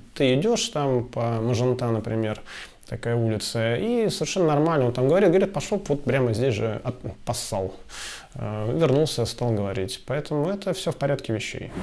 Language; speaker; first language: Russian; native; Russian